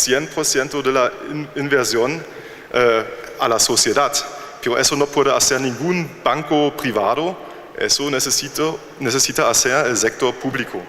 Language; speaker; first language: Spanish; non-native, fluent; German